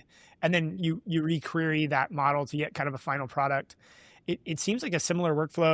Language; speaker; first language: English; native; English